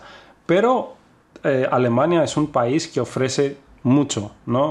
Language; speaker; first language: Spanish; non-native, fluent; Greek